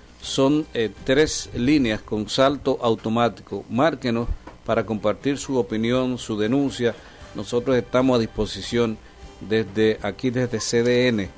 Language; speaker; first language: Spanish; native; Spanish